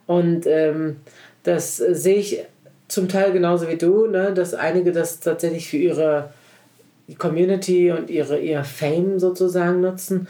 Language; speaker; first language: German; early bilingual, other home language; Turkish